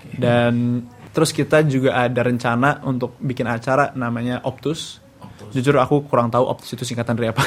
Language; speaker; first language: Indonesian; native; Indonesian